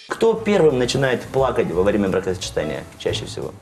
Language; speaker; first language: Russian; native; Russian